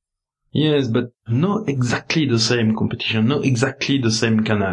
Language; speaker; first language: English; non-native, learner; French